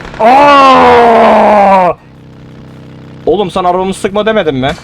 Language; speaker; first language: Turkish; native; Turkish